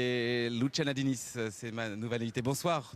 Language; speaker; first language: French; native; French